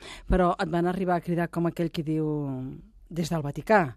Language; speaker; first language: Catalan; native; Catalan